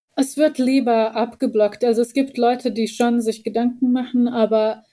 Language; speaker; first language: German; early bilingual, heritage; Bosnian